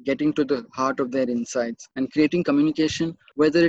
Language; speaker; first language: English; non-native, local second language; Marathi